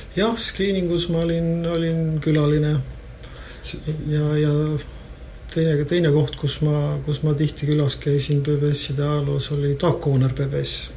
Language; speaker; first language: Estonian; native; Estonian